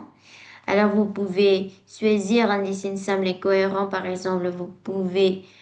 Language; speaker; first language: French; non-native, learner; Indonesian